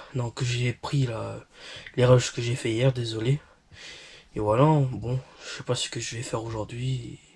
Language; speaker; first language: French; native; French